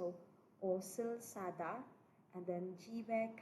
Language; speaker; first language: Korean; non-native, fluent; Cebuano